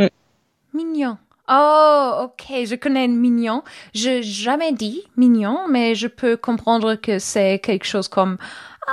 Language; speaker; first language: French; non-native, learner; German